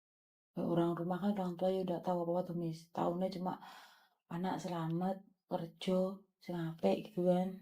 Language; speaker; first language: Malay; non-native, local second language; Javanese